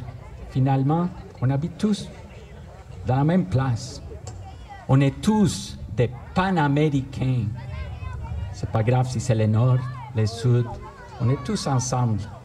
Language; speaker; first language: French; non-native, fluent; Spanish